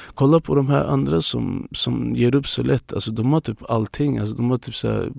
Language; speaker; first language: Swedish; non-native, local second language; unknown